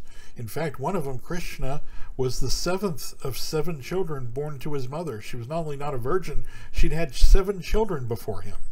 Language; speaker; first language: English; native; English